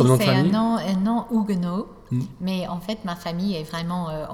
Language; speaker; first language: French; non-native, fluent; English